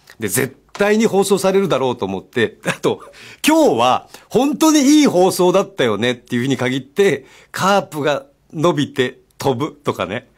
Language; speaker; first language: Japanese; native; Japanese